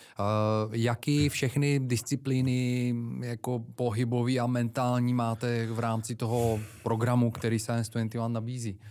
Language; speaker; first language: Czech; native; Czech